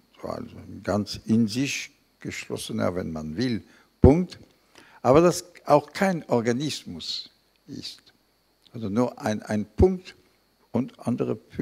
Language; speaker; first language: German; non-native, fluent; French